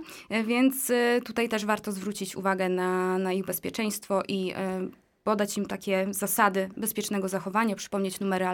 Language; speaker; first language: Polish; native; Polish